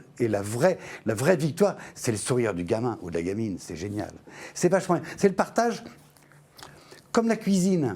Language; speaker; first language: French; native; French